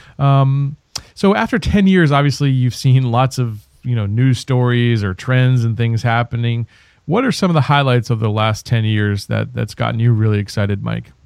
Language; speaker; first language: English; native; English